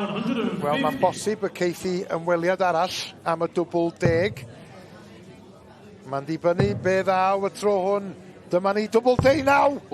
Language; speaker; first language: Welsh; native; Welsh